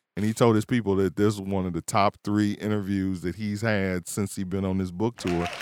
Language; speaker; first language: English; native; English